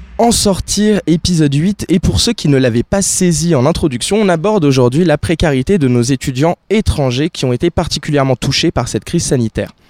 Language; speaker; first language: French; native; French